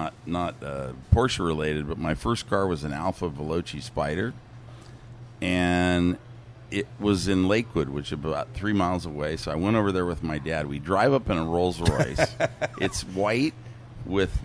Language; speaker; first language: English; native; English